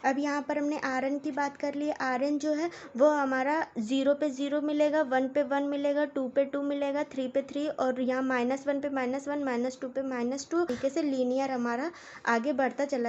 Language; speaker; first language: Hindi; native; Hindi